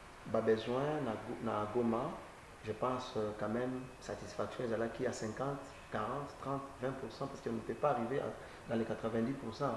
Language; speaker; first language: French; non-native, local second language; Lingala